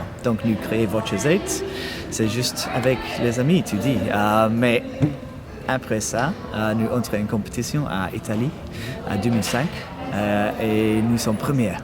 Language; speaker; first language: French; non-native, learner; English